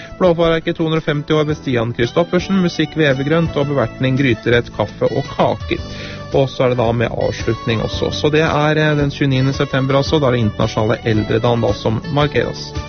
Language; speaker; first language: Norwegian; native; Norwegian